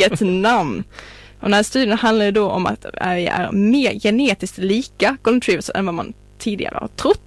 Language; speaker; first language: Swedish; native; Swedish